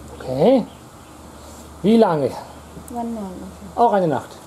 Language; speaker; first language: German; native; German